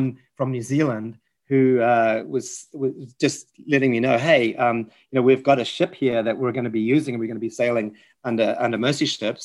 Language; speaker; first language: English; native; English